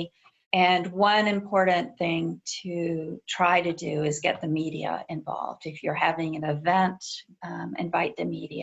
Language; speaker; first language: English; native; English